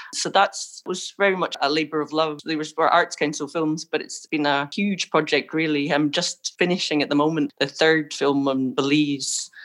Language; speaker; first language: English; native; English